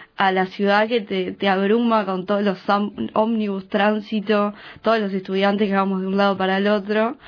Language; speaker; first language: Spanish; native; Spanish